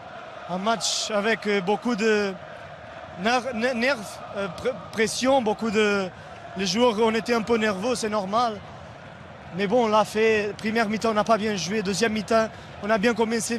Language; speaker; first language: French; non-native, fluent; Portuguese